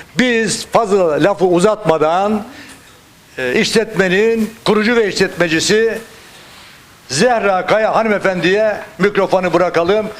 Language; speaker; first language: Turkish; native; Turkish